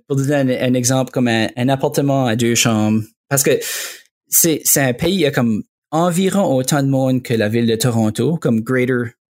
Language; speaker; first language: French; native; French